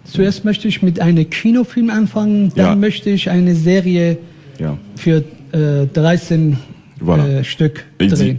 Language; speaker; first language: German; non-native, fluent; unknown